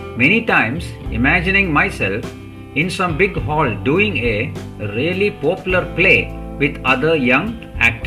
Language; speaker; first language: English; non-native, local second language; Malayalam